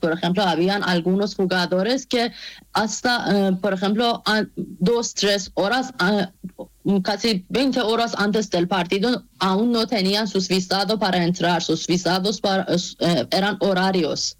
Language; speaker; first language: Spanish; non-native, fluent; Persian